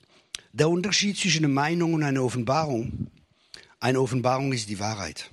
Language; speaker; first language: German; non-native, fluent; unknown